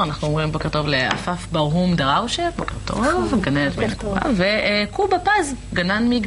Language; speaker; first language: Hebrew; native; Hebrew